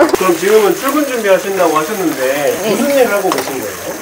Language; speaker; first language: Korean; native; Korean